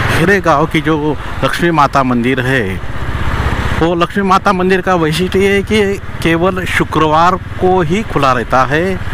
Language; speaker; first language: Hindi; non-native, local second language; Marathi